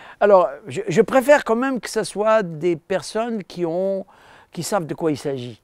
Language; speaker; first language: French; non-native, local second language; Arabic